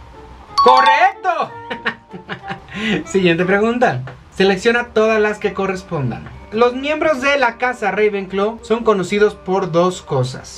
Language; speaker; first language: Spanish; native; Spanish